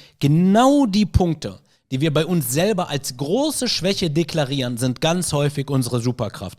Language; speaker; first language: German; early bilingual, other home language; Arabic